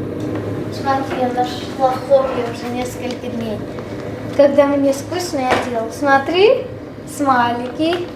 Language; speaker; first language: Russian; non-native, local second language; Armenian